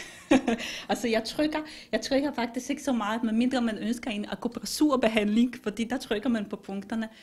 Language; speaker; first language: Danish; non-native, fluent; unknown